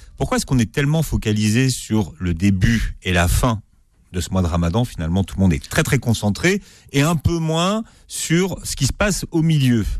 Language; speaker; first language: French; native; French